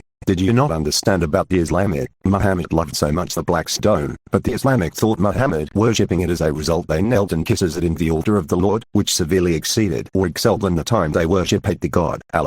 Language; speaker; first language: English; non-native, local second language; Filipino